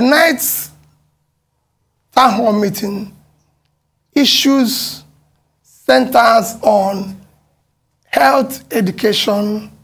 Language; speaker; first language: English; non-native, local second language; Igbo